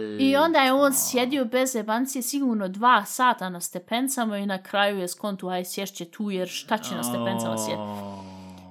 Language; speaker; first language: Bosnian; early bilingual, heritage; Bosnian